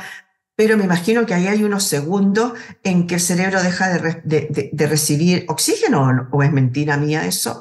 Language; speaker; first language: Spanish; native; Spanish